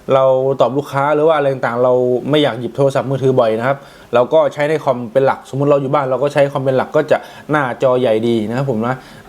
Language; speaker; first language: Thai; native; Thai